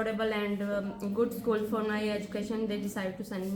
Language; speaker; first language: English; non-native, learner; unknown